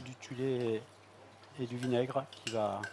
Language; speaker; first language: French; native; French